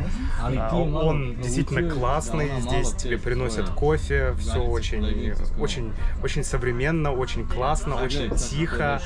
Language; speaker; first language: Russian; native; Russian